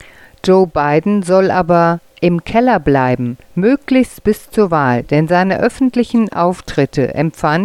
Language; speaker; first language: German; native; German